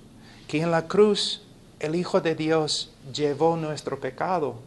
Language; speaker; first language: Spanish; non-native, fluent; English